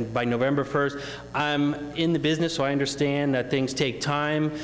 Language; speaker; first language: English; native; English